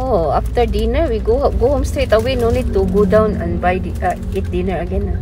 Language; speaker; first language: English; non-native, local second language; Filipino